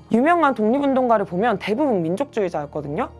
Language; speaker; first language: Korean; native; Korean